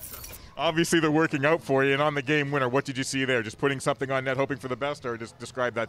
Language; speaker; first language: English; native; English